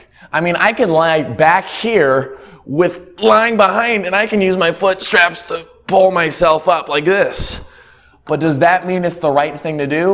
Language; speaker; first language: English; native; English